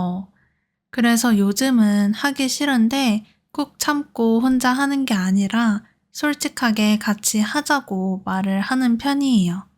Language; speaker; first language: Korean; native; Korean